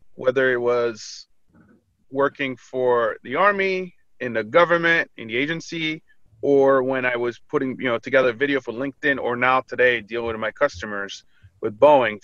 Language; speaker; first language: English; early bilingual, other home language; French